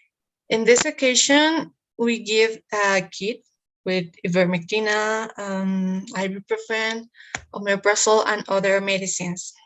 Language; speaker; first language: English; non-native, learner; Spanish